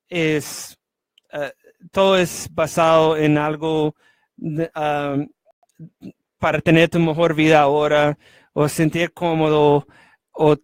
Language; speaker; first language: Spanish; non-native, fluent; English